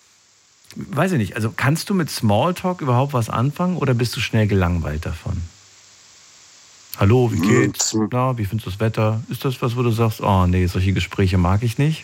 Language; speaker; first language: German; native; German